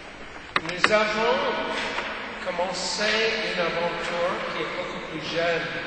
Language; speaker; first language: French; non-native, fluent; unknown